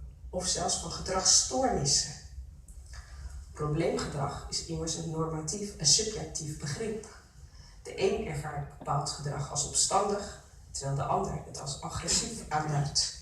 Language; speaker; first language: Dutch; native; Dutch